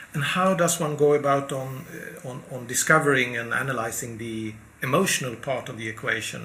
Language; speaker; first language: English; non-native, fluent; Swedish